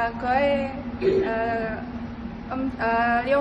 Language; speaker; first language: Cantonese; non-native, learner; Indonesian